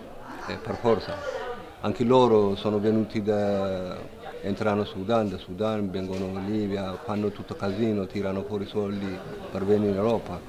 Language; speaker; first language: Italian; non-native, learner; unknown